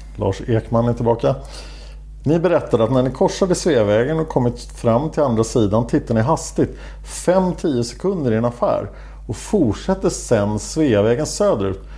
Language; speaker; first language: Swedish; native; Swedish